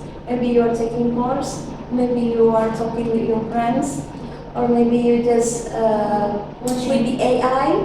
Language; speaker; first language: English; non-native, fluent; Indonesian